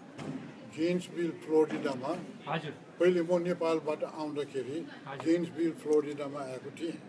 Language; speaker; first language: Nepali; non-native, local second language; Newari